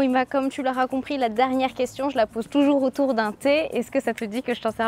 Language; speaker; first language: French; native; French